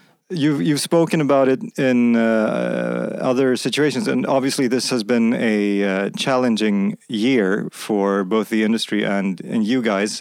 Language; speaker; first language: English; non-native, fluent; Swedish